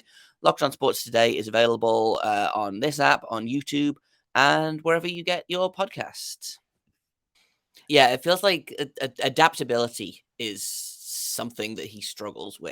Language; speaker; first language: English; native; English